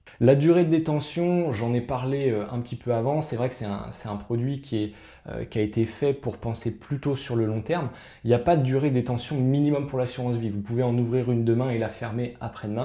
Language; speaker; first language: French; native; French